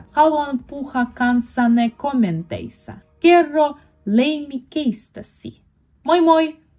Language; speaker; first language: Finnish; non-native, learner; Russian